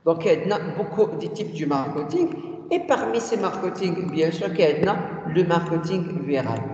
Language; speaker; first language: French; non-native, local second language; Arabic